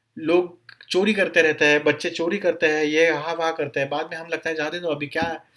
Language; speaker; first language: Hindi; non-native, local second language; Marathi